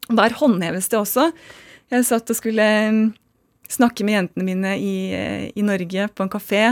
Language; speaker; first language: Norwegian; native; Norwegian